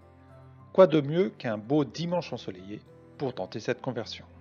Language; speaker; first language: French; native; French